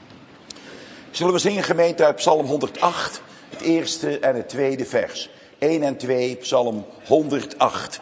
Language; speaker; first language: Dutch; native; Dutch